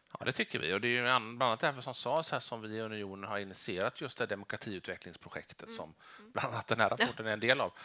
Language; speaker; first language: Swedish; native; Swedish